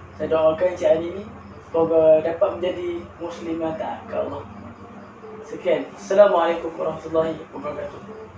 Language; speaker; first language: Malay; native; Malay